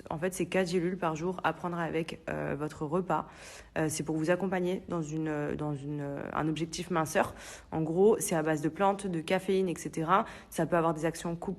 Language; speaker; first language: French; native; French